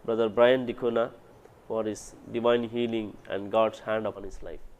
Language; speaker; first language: English; non-native, local second language; Kannada